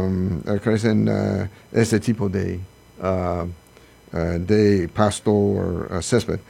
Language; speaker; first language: Spanish; non-native, learner; English